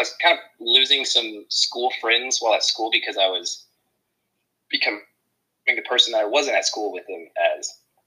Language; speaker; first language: English; native; English